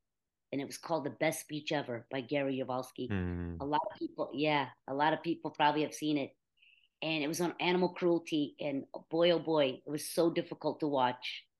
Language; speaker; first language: English; native; English